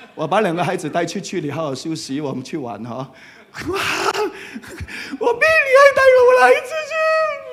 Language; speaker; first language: Chinese; non-native, fluent; Cantonese